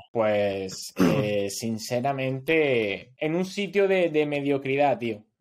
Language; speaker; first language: Spanish; native; Spanish